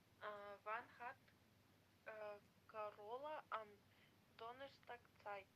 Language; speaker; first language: German; non-native, learner; Macedonian